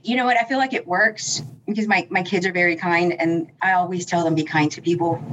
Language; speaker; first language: English; early bilingual, other home language; Spanish